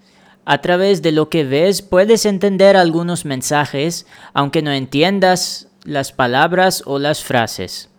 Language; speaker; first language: Spanish; non-native, fluent; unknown